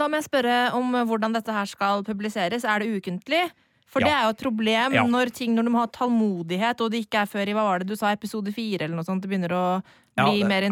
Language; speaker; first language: Norwegian; native; Norwegian